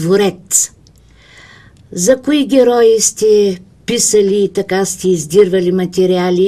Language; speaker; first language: Bulgarian; native; Bulgarian